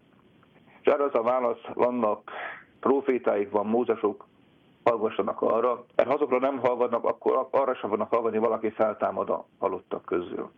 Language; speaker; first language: Hungarian; native; Hungarian